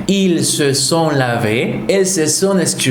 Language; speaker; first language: French; non-native, fluent; Spanish